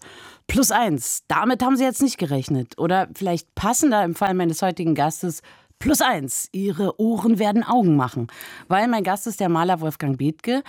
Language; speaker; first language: German; native; German